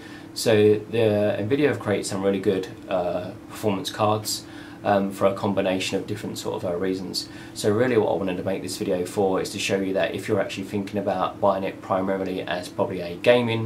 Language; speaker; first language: English; native; English